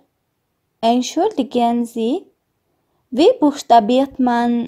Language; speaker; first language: German; non-native, fluent; Armenian